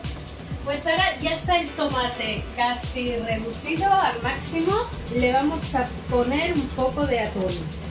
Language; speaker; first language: Spanish; native; Spanish